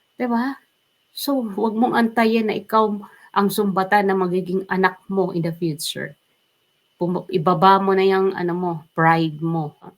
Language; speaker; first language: Filipino; native; Filipino